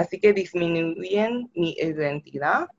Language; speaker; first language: Spanish; early bilingual, other home language; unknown